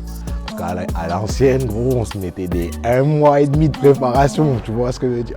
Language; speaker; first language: French; native; French